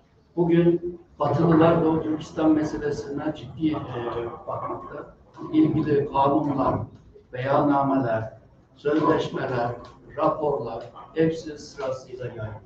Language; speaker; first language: Turkish; non-native, fluent; Uyghur